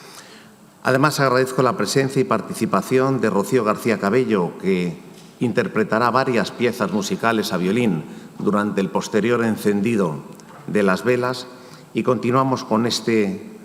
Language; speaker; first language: Spanish; native; Spanish